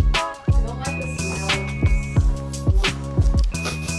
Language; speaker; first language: English; non-native, learner; Portuguese